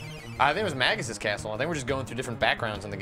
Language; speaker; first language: English; native; English